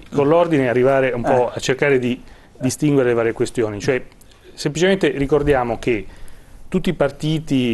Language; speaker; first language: Italian; native; Italian